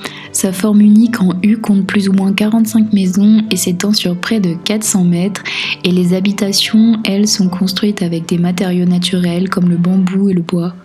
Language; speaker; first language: French; native; French